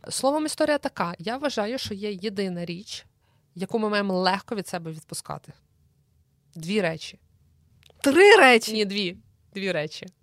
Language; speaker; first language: Ukrainian; native; Ukrainian